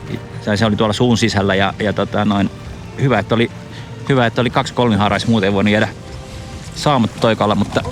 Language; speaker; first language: Finnish; native; Finnish